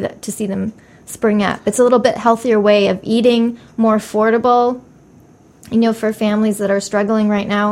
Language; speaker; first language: English; native; English